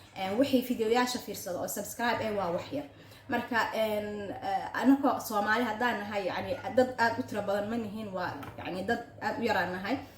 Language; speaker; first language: Somali; early bilingual, heritage; Somali